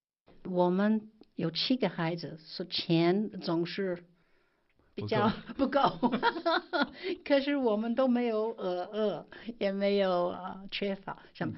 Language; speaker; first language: Chinese; non-native, fluent; English